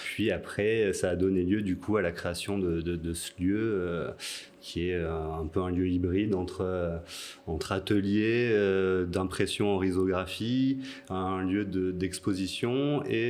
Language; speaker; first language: French; native; French